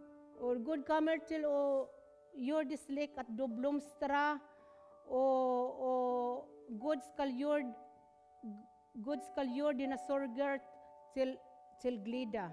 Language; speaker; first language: Norwegian; non-native, fluent; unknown